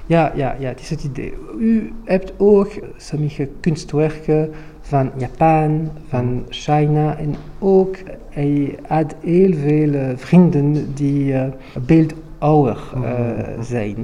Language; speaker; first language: Dutch; non-native, local second language; French